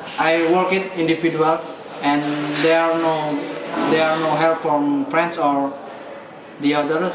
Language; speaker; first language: English; non-native, learner; Indonesian